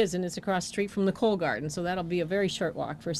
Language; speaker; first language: English; native; English